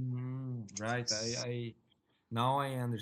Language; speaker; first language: English; non-native, learner; Portuguese